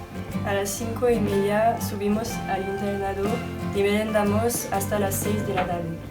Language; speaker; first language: Spanish; non-native, learner; French